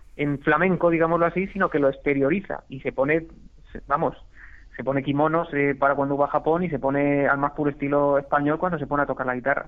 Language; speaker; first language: Spanish; native; Spanish